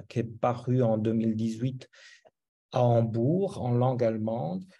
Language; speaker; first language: French; non-native, fluent; Romanian